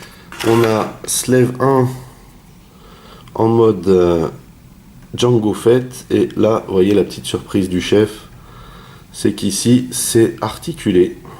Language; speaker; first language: French; native; French